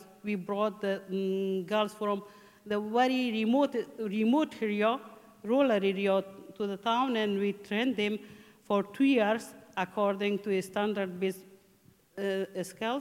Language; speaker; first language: English; non-native, learner; Persian